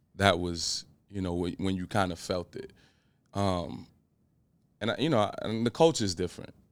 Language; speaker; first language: English; native; English